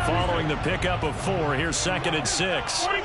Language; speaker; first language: English; native; English